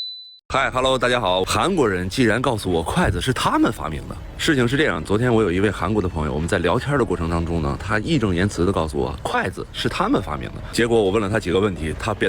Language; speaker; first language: Chinese; native; Chinese